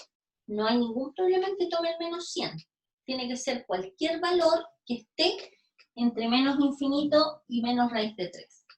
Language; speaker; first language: Spanish; native; Spanish